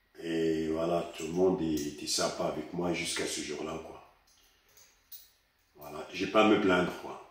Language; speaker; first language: French; early bilingual, other home language; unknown